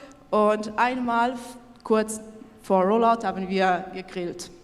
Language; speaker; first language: German; non-native, local second language; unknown